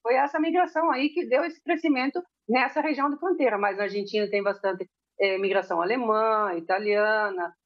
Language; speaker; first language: Portuguese; early bilingual, heritage; Portuguese